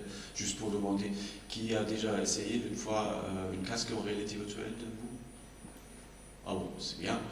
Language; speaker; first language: French; non-native, fluent; German